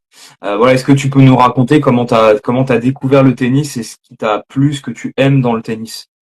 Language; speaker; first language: French; native; French